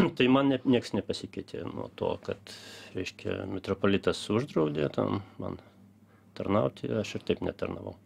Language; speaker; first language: Lithuanian; early bilingual, heritage; Lithuanian